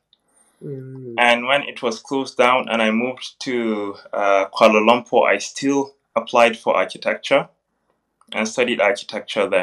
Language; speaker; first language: English; non-native, local second language; Hausa